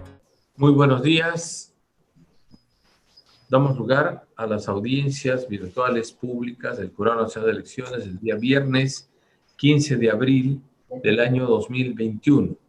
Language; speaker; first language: Spanish; native; Spanish